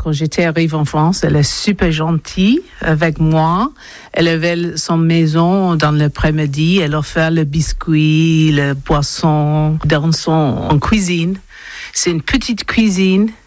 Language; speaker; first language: French; non-native, learner; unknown